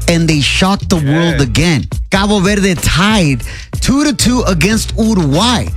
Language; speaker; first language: English; early bilingual, other home language; Spanish